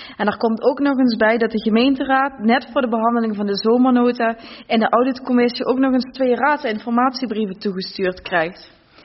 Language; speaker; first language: Dutch; native; Dutch